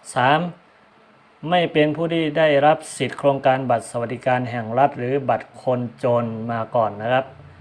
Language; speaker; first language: Thai; non-native, local second language; Shan